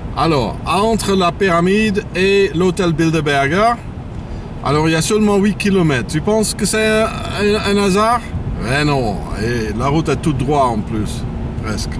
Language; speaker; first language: French; non-native, fluent; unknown